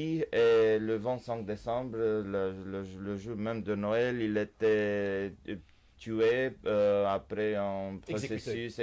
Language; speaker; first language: French; non-native, fluent; Romanian